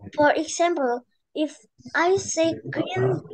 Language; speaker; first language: English; non-native, learner; Indonesian